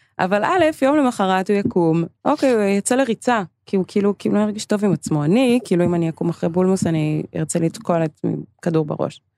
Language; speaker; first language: Hebrew; early bilingual, other home language; English